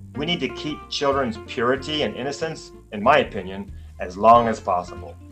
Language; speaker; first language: English; native; English